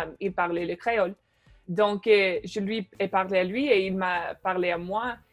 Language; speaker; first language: French; non-native, fluent; English